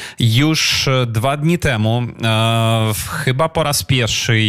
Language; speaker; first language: Polish; non-native, fluent; Ukrainian